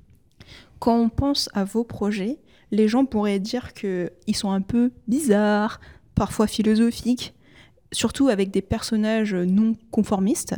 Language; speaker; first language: French; native; French